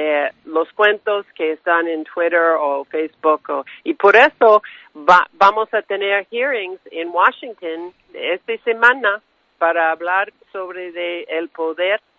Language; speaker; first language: Spanish; non-native, fluent; English